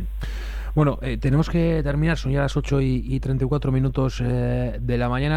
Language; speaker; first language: Spanish; native; Spanish